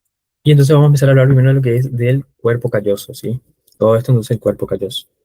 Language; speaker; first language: Spanish; native; Spanish